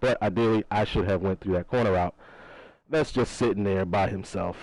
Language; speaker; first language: English; native; English